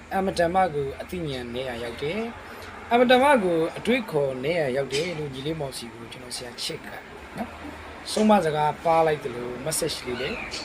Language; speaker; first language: Burmese; native; Burmese